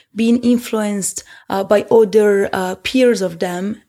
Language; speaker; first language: English; early bilingual, heritage; Italian